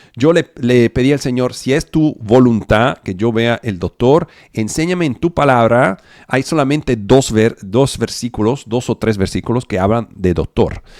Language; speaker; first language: Spanish; non-native, fluent; Italian